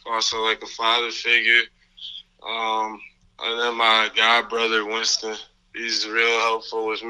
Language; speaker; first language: English; native; English